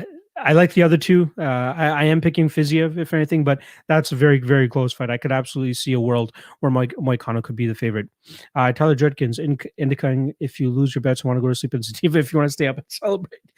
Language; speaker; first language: English; native; English